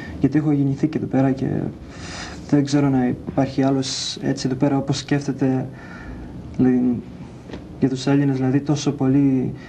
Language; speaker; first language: Greek; early bilingual, heritage; Greek